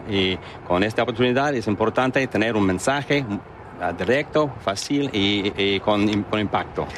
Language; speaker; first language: Spanish; non-native, learner; English